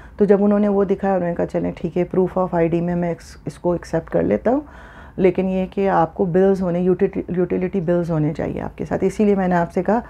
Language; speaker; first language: Urdu; native; Urdu